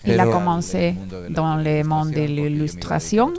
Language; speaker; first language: French; non-native, learner; Spanish